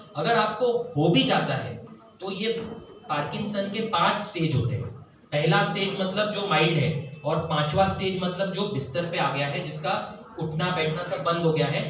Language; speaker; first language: Hindi; non-native, local second language; Marathi